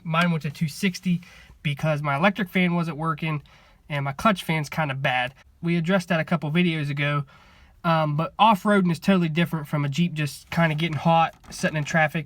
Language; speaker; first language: English; native; English